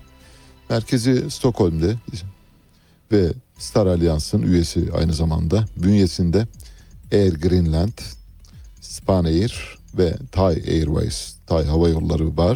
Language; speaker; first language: Turkish; native; Turkish